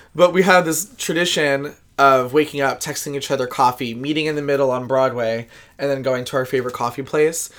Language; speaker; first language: English; native; English